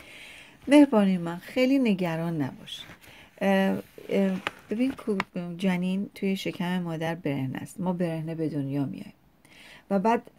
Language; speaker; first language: Persian; native; Persian